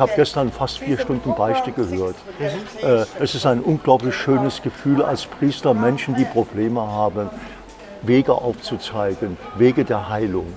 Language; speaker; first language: German; native; German